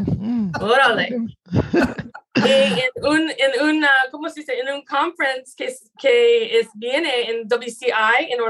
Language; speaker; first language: Spanish; non-native, learner; English